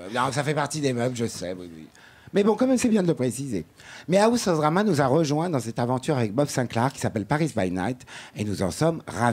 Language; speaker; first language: French; native; French